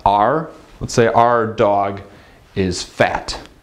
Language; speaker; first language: English; native; English